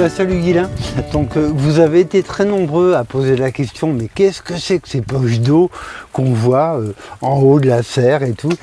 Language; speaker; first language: French; native; French